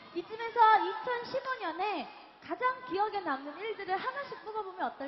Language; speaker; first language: Korean; native; Korean